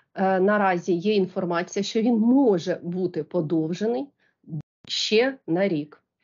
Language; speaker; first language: Ukrainian; native; Ukrainian